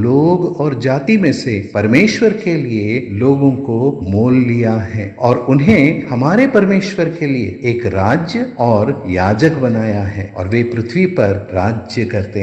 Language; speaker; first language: Hindi; native; Hindi